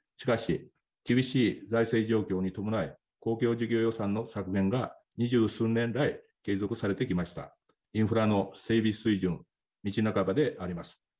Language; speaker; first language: Japanese; native; Japanese